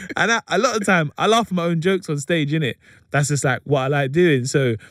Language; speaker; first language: English; native; English